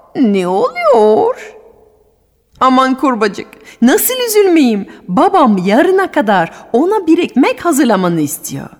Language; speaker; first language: Turkish; non-native, fluent; French